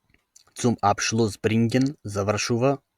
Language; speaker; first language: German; non-native, fluent; Macedonian